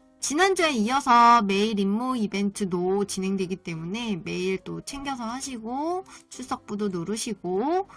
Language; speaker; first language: Korean; native; Korean